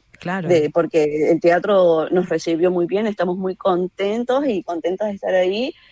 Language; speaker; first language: Spanish; native; Spanish